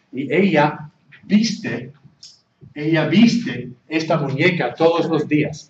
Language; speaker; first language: Spanish; non-native, fluent; English